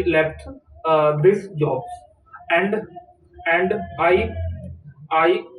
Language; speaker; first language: English; non-native, learner; Hindi